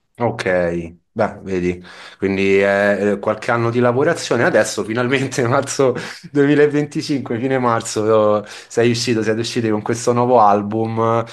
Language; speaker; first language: Italian; native; Italian